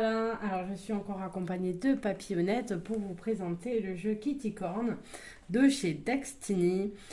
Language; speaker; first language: French; native; French